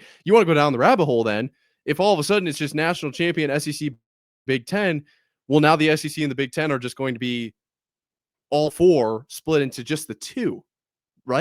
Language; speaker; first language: English; native; English